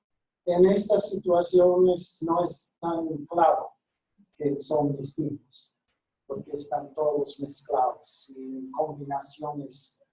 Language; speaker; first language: Spanish; non-native, fluent; English